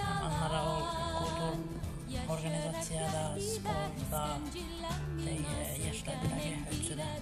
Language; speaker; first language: Tatar; early bilingual, heritage; Tatar